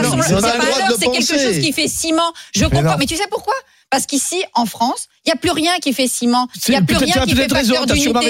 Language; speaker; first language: French; native; French